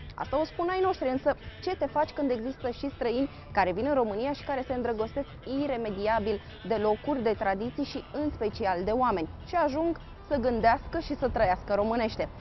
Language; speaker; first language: Romanian; native; Romanian